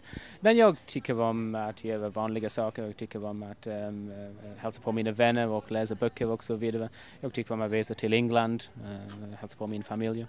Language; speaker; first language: Swedish; non-native, fluent; English